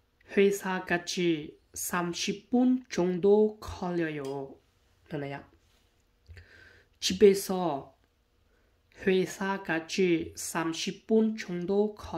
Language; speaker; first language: Korean; non-native, learner; Hmong